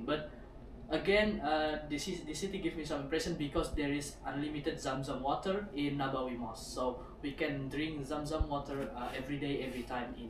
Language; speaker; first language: English; non-native, learner; Indonesian